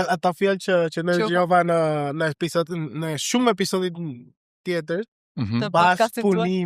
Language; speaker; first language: Albanian; non-native, learner; Spanish